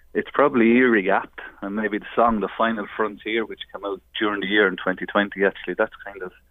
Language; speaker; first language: English; native; English